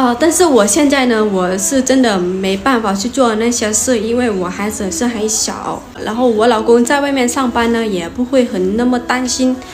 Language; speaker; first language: Chinese; non-native, fluent; Lao